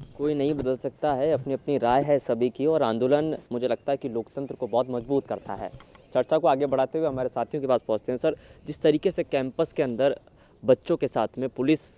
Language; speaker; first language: Hindi; native; Hindi